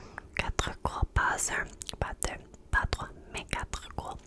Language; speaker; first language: French; non-native, learner; English